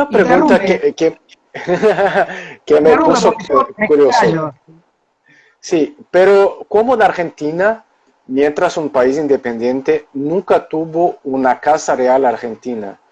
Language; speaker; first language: Spanish; non-native, local second language; Portuguese